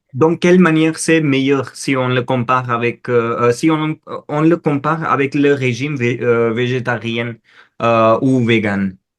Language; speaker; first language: French; non-native, fluent; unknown